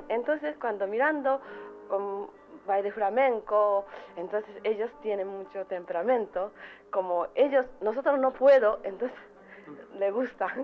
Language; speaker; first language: Spanish; non-native, learner; Japanese